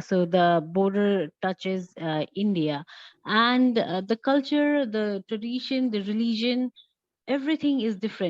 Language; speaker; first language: English; non-native, fluent; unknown